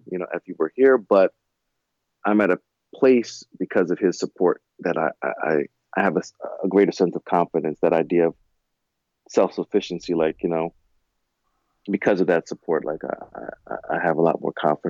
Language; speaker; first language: English; native; English